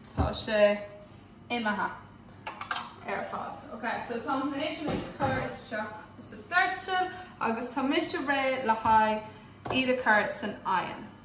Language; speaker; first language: Irish; non-native, local second language; English